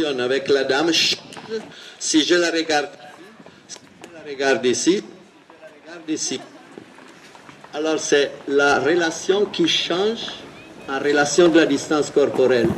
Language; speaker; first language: French; non-native, fluent; Italian